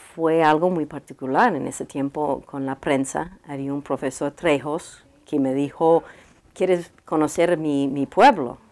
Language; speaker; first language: Spanish; non-native, learner; English